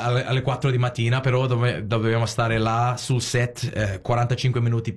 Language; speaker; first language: Italian; early bilingual, heritage; Italian